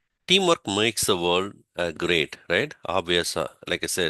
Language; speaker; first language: English; non-native, local second language; Tamil